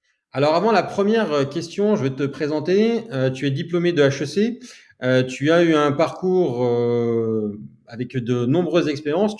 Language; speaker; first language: French; native; French